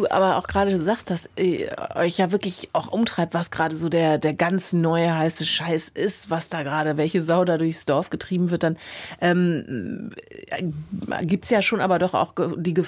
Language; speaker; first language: German; native; German